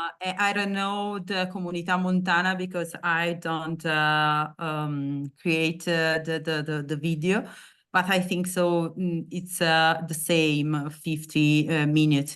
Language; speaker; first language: English; non-native, learner; Italian